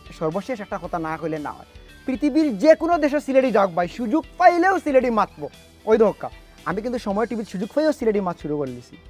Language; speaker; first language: Bangla; native; Bangla